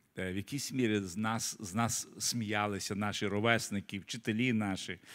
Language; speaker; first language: Ukrainian; native; Ukrainian